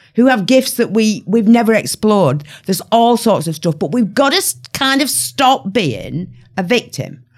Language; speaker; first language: English; native; English